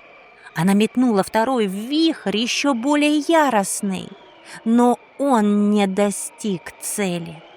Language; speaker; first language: Russian; native; Russian